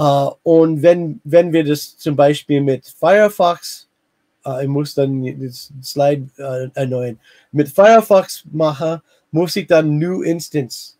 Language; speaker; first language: German; non-native, fluent; English